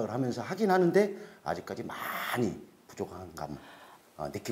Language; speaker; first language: Korean; native; Korean